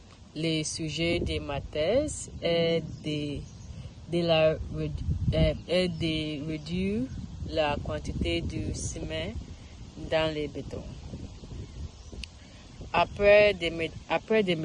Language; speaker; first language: French; non-native, learner; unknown